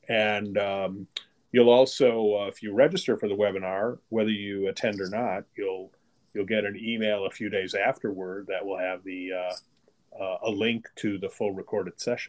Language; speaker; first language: English; native; English